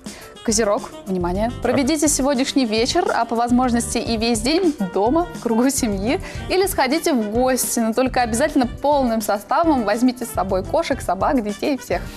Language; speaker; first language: Russian; native; Russian